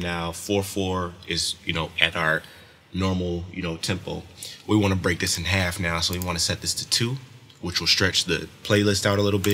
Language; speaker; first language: English; native; English